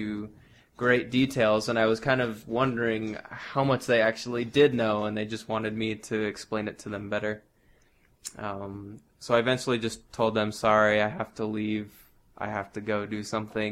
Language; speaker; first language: English; native; English